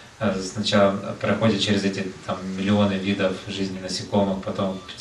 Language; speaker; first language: Russian; native; Russian